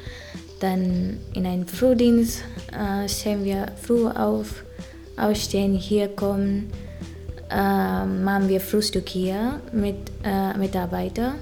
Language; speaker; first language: German; non-native, learner; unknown